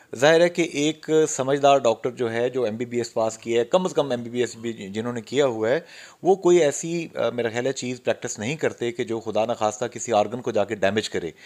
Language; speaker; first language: Urdu; non-native, local second language; Pahari-Potwari